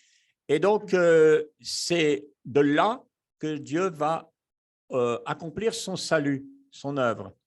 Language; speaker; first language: French; native; French